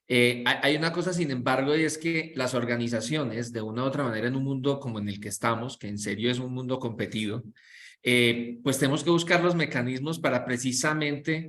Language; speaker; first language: Spanish; native; Spanish